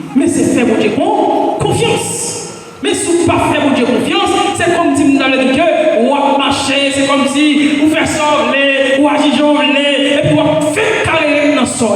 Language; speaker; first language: French; non-native, local second language; Haitian Creole